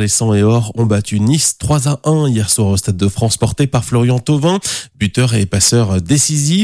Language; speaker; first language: French; native; French